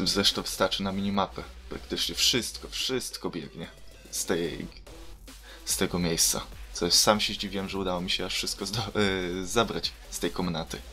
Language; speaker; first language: Polish; native; Polish